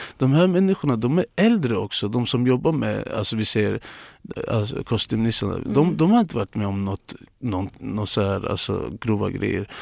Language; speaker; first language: Swedish; non-native, fluent; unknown